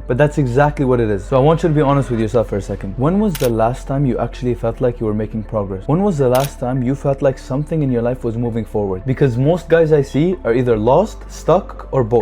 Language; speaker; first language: English; non-native, fluent; Arabic